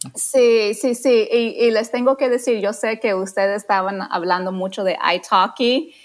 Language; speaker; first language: Spanish; non-native, fluent; English